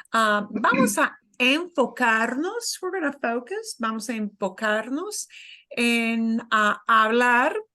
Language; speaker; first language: Spanish; non-native, fluent; English